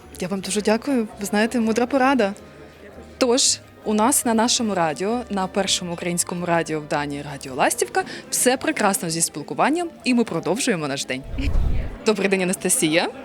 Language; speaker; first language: Ukrainian; native; Ukrainian